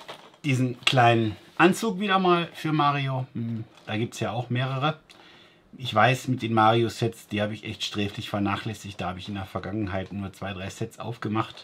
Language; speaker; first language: German; native; German